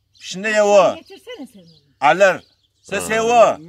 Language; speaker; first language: Turkish; non-native, learner; Abkhazian